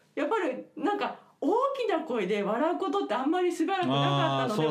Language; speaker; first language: Japanese; native; Japanese